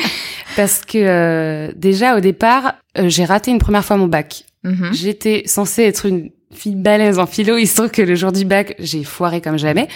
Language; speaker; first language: French; native; French